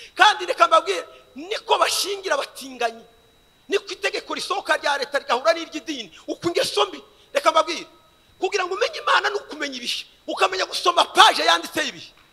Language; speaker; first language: Kinyarwanda; early bilingual, heritage; Kinyarwanda